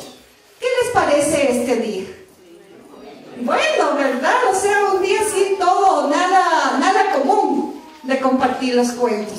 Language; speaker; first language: Spanish; native; Spanish